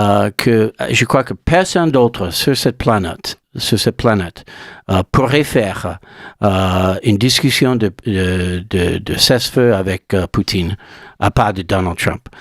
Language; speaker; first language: French; non-native, learner; English